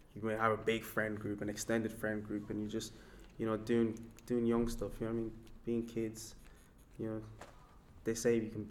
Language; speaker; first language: English; non-native, local second language; Yoruba